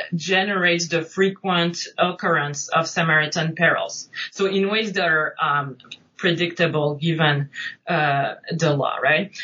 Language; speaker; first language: English; non-native, fluent; French